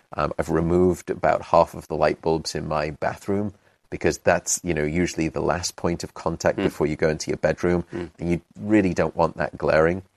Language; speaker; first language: English; native; English